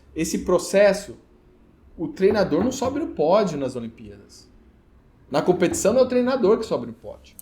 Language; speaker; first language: Portuguese; native; Portuguese